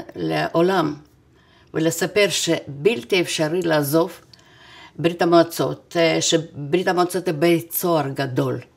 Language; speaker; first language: Hebrew; non-native, fluent; Russian